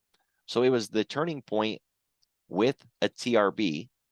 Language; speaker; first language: English; native; English